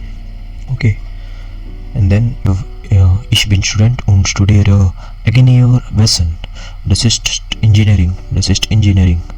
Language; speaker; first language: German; non-native, learner; Marathi